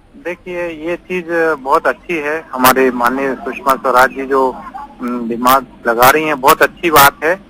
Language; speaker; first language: Hindi; native; Hindi